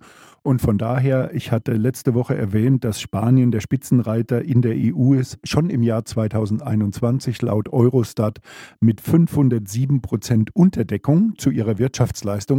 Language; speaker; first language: German; native; German